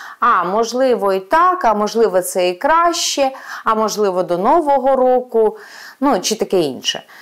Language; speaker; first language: Ukrainian; non-native, local second language; Russian